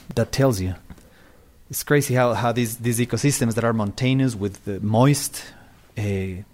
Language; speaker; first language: English; non-native, fluent; Spanish